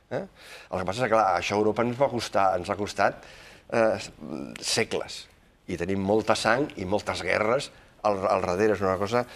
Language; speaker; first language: Catalan; native; Catalan